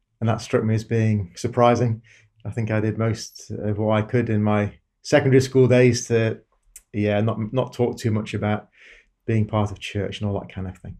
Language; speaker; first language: English; native; English